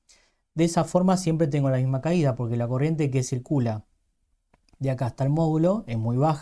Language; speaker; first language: Spanish; native; Spanish